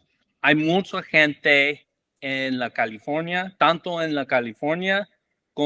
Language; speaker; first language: Spanish; non-native, fluent; English